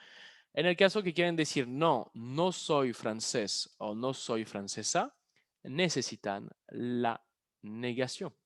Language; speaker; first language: Spanish; non-native, fluent; French